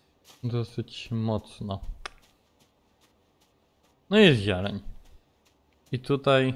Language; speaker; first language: Polish; native; Polish